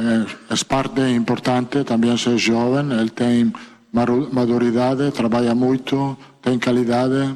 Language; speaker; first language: Portuguese; non-native, fluent; Italian